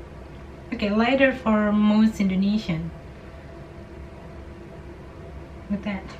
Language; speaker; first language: English; non-native, fluent; Indonesian